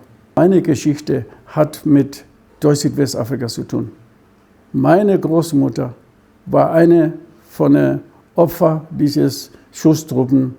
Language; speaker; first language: German; non-native, fluent; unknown